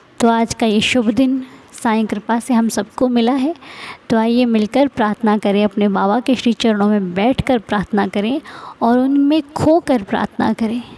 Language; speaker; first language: Hindi; native; Hindi